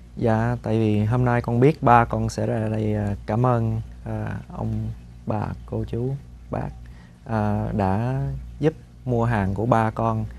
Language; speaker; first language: Vietnamese; early bilingual, heritage; Vietnamese